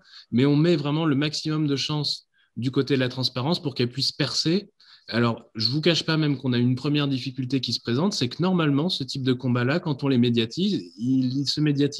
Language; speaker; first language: French; native; French